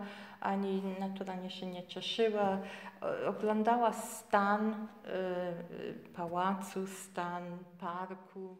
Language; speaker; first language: Polish; early bilingual, heritage; Polish